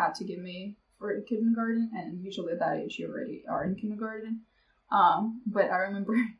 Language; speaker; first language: English; non-native, fluent; Russian